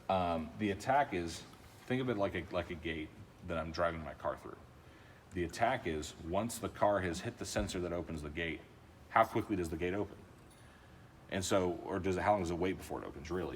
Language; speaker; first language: English; native; English